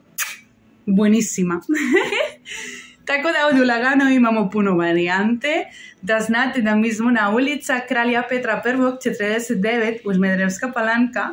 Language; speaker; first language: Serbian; non-native, learner; Spanish